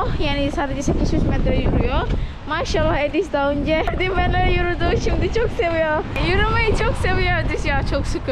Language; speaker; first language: Turkish; non-native, learner; Indonesian